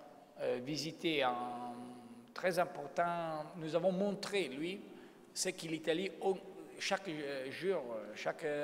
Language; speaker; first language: French; non-native, fluent; Italian